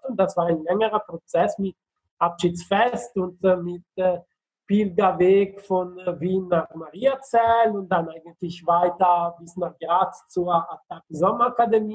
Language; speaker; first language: German; non-native, fluent; Italian